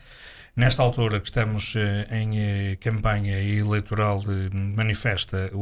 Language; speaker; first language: Portuguese; native; Portuguese